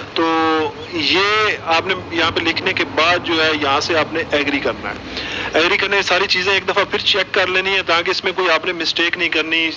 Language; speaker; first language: Urdu; non-native, local second language; Punjabi